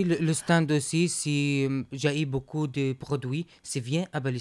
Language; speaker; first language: French; non-native, learner; Arabic